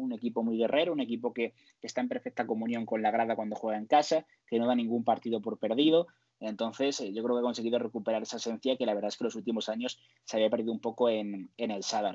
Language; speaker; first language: Spanish; native; Spanish